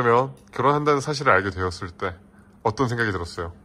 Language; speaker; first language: Korean; native; Korean